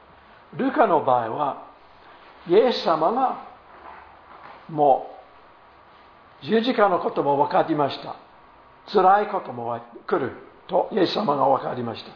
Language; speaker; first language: Japanese; non-native, fluent; English